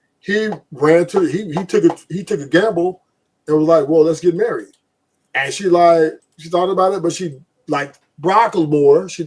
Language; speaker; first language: English; native; English